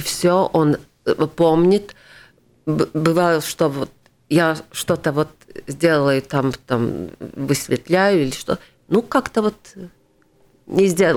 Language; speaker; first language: Russian; non-native, local second language; Latvian